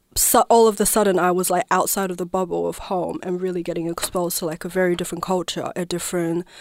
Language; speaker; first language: English; non-native, fluent; Chinese